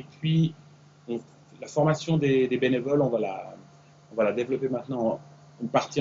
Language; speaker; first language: French; native; French